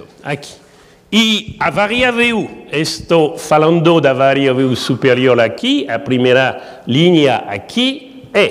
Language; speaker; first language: Portuguese; non-native, learner; French